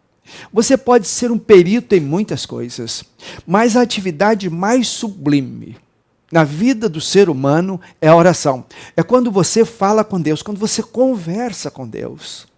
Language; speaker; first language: Portuguese; native; Portuguese